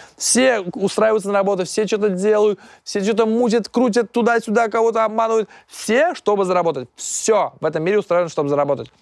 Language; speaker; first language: Russian; non-native, local second language; Tatar